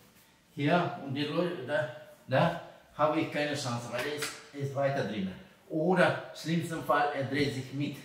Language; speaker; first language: German; non-native, fluent; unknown